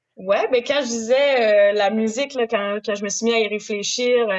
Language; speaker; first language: French; native; French